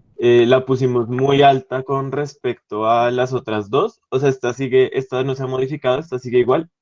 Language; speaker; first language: Spanish; native; Spanish